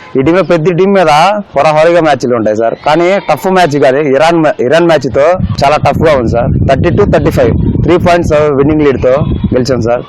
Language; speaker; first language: Telugu; native; Telugu